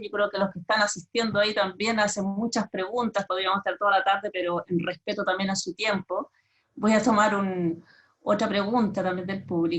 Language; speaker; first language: Spanish; native; Spanish